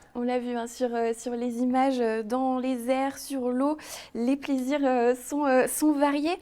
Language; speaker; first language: French; native; French